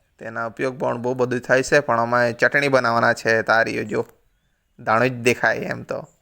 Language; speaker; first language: Gujarati; non-native, local second language; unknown